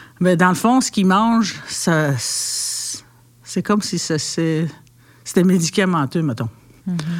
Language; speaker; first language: French; non-native, local second language; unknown